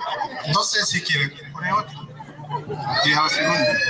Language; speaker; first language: Spanish; non-native, learner; Haitian Creole